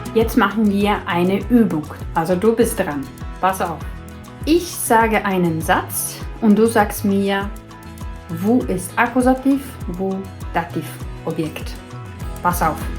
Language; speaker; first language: German; non-native, fluent; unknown